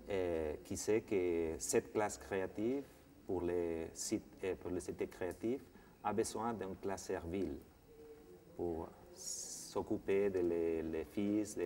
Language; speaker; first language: French; non-native, fluent; Spanish